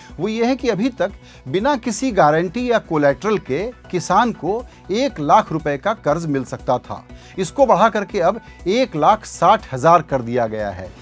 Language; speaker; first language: Hindi; native; Hindi